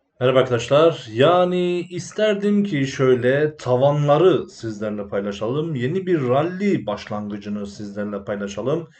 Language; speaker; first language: Turkish; native; Turkish